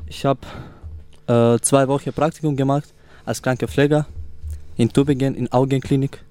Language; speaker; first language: German; non-native, learner; Romany